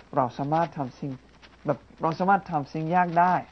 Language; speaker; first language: Thai; non-native, fluent; English